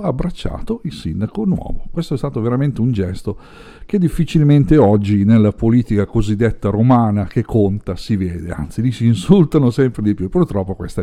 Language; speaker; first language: Italian; native; Italian